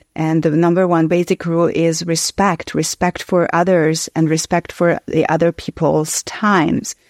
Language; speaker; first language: English; non-native, fluent; Hungarian